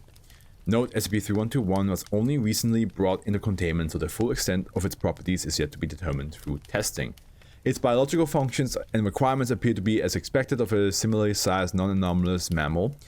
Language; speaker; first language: English; non-native, fluent; German